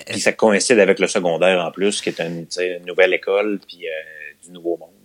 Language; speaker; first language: French; native; French